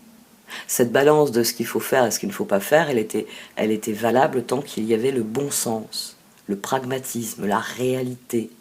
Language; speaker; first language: French; native; French